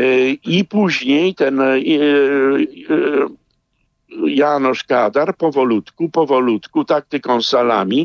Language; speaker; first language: Polish; native; Polish